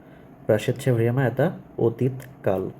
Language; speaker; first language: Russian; non-native, learner; Bangla